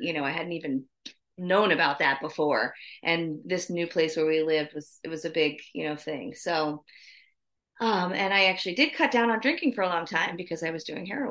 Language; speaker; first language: English; native; English